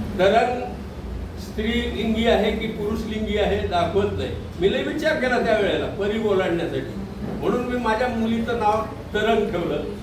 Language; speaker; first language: Marathi; non-native, local second language; Urdu